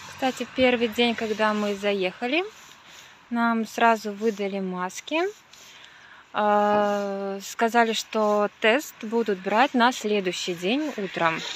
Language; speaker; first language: Russian; native; Russian